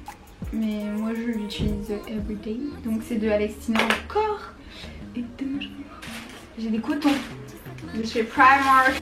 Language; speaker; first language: French; native; French